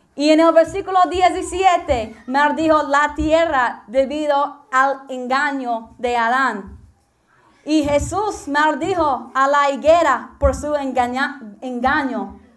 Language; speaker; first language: Spanish; non-native, learner; English